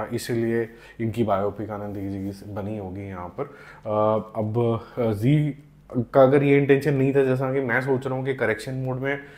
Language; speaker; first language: Hindi; non-native, local second language; Punjabi